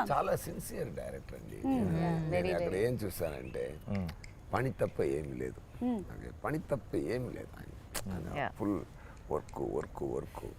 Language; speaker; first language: Telugu; non-native, learner; Tamil